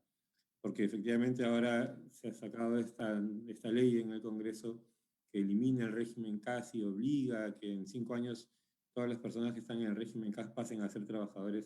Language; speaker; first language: Spanish; native; Spanish